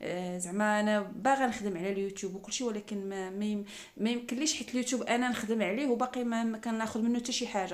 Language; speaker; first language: Arabic; native; Arabic